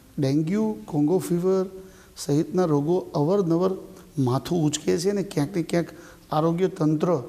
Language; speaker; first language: Gujarati; native; Gujarati